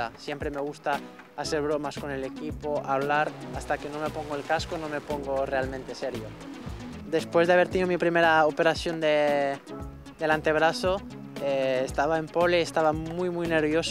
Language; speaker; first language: Spanish; non-native, fluent; French